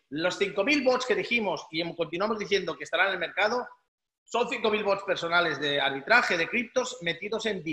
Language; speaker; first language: Spanish; native; Spanish